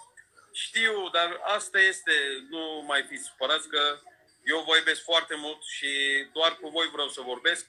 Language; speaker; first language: Romanian; non-native, fluent; Turkish